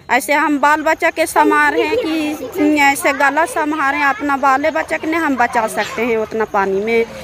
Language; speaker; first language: Hindi; native; Hindi